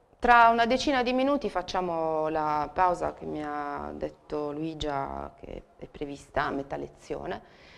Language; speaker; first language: Italian; native; Italian